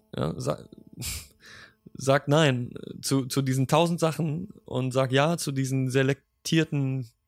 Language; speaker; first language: German; native; German